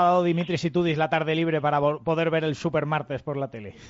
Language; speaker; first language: Spanish; native; Spanish